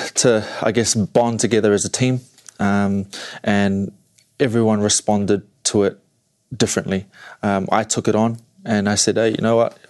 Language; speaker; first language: English; native; English